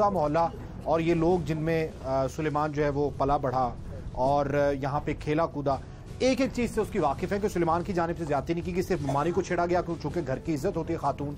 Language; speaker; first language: Urdu; native; Urdu